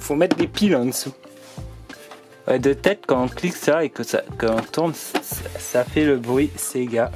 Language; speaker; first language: French; native; French